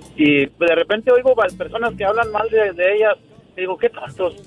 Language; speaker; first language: Spanish; native; Spanish